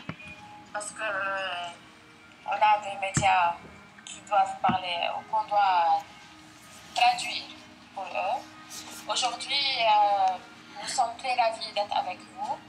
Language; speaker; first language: French; non-native, fluent; Arabic